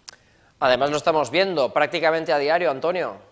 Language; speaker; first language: Spanish; native; Spanish